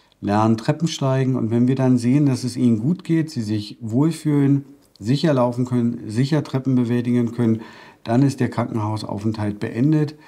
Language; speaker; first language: German; native; German